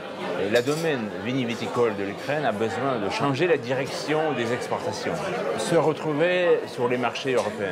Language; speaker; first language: French; non-native, fluent; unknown